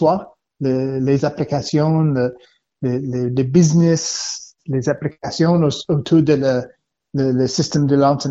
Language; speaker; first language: French; non-native, learner; English